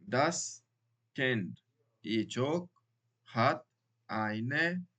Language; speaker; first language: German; non-native, learner; Baluchi